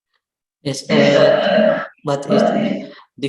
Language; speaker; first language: English; non-native, learner; Indonesian